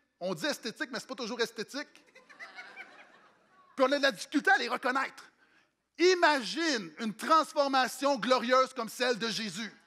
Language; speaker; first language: French; native; French